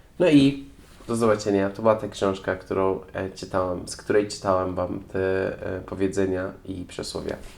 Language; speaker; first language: Polish; non-native, fluent; Persian